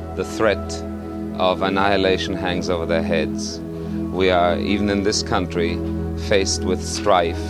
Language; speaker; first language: English; early bilingual, other home language; German